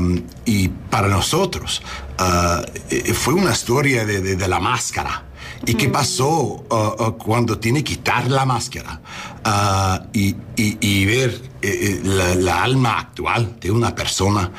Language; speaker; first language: Spanish; non-native, learner; English